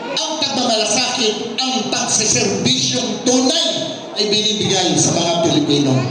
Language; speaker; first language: Filipino; native; Filipino